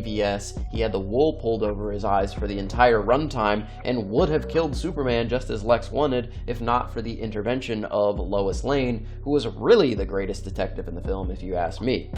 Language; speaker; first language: English; native; English